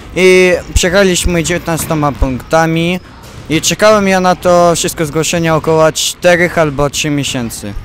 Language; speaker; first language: Polish; early bilingual, other home language; Ukrainian